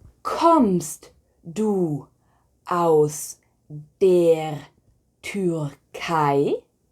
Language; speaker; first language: German; non-native, fluent; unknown